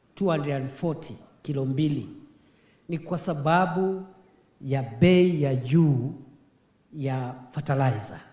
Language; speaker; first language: Swahili; non-native, local second language; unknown